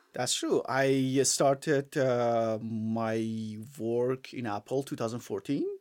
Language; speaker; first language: English; non-native, fluent; Persian